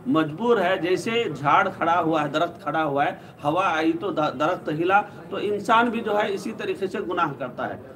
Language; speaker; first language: Urdu; native; Urdu